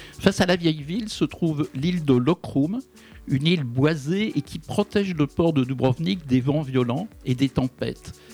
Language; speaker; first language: French; native; French